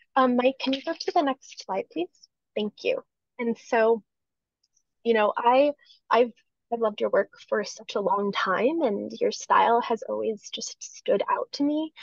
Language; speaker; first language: English; native; English